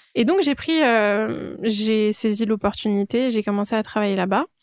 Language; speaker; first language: French; native; French